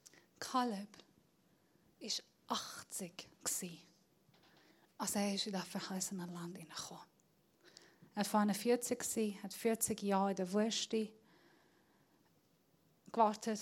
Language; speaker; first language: German; non-native, fluent; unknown